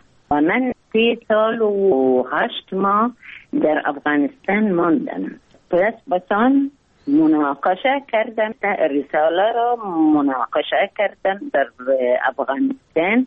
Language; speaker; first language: Persian; non-native, learner; Arabic